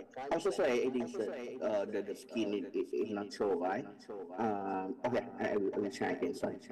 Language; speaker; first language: English; non-native, learner; Thai